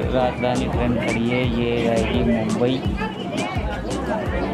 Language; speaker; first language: Hindi; native; Hindi